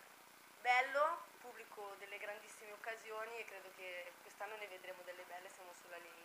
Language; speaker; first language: Italian; native; Italian